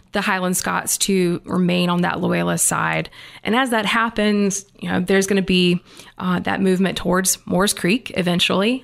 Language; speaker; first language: English; native; English